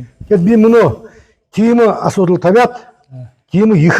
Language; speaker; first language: Mongolian; non-native, learner; Buriat